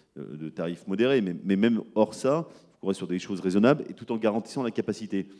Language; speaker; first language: French; native; French